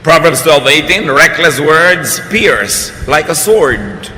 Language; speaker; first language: English; non-native, local second language; Filipino